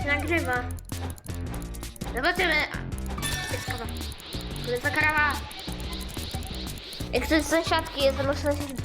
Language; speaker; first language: Polish; early bilingual, other home language; Ukrainian